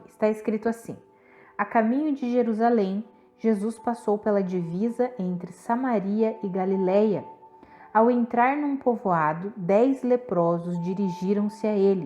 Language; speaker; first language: Portuguese; native; Portuguese